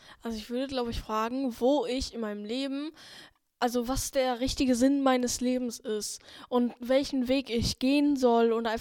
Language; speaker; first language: German; native; German